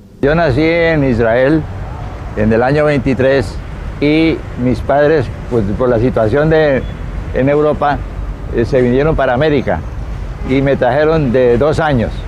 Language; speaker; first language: Spanish; early bilingual, other home language; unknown